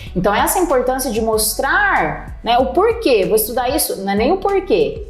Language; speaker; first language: Portuguese; native; Portuguese